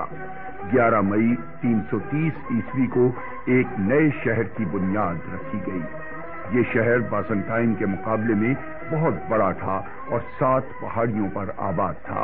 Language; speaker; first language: Urdu; native; Urdu